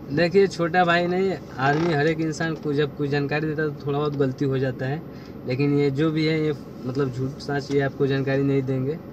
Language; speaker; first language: Hindi; native; Hindi